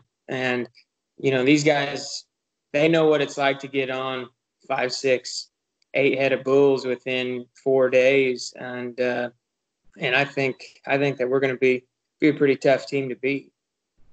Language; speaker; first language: English; native; English